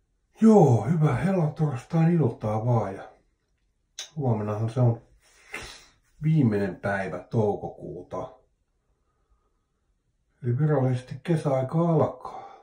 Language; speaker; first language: Finnish; native; Finnish